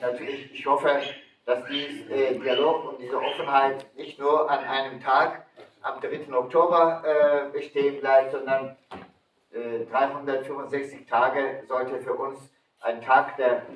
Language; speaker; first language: German; early bilingual, other home language; Turkish